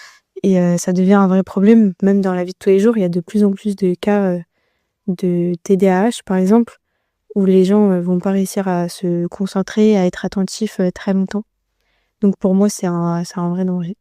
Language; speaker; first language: French; native; French